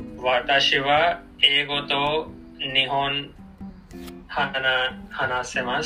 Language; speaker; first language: Japanese; non-native, learner; English